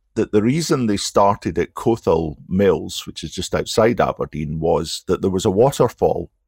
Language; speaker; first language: English; native; English